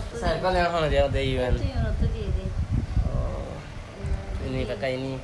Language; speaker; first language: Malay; non-native, local second language; Rohingya